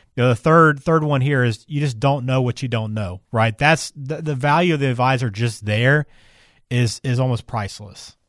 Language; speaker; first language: English; native; English